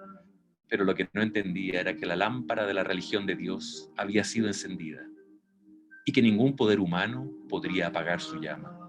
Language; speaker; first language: Spanish; native; Spanish